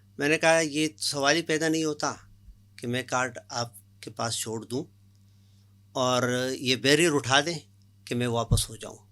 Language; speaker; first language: Urdu; non-native, local second language; Pashto